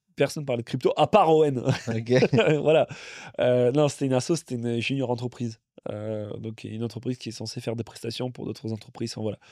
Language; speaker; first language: French; non-native, fluent; Russian